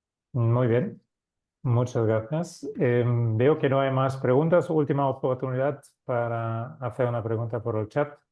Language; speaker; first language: Spanish; non-native, fluent; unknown